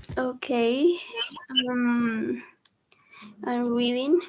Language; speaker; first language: English; non-native, learner; Spanish